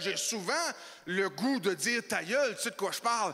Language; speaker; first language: French; native; French